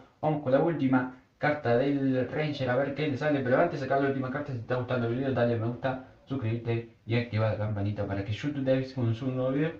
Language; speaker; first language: Spanish; native; Spanish